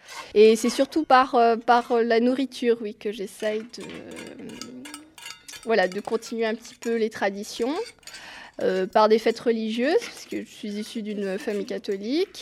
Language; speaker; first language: French; early bilingual, other home language; Portuguese